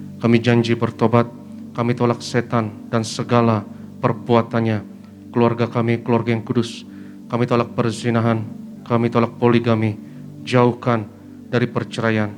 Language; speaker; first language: Indonesian; native; Indonesian